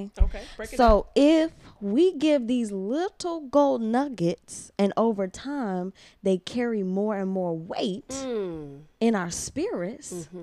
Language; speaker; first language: English; native; English